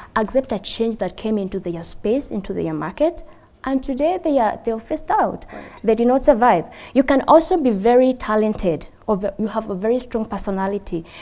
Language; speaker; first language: English; non-native, local second language; Kikuyu